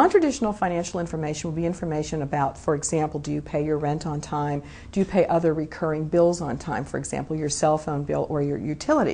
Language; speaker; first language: English; native; English